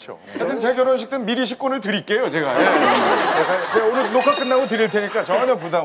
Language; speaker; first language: Korean; native; Korean